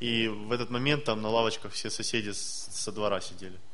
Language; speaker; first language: Russian; native; Russian